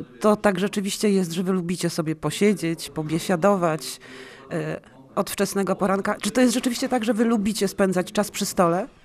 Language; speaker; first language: Polish; native; Polish